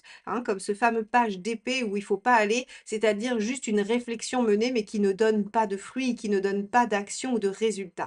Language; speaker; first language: French; native; French